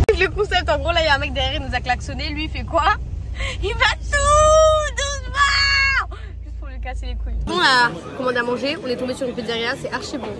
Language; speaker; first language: French; native; French